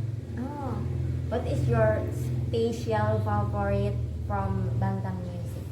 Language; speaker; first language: English; non-native, learner; Indonesian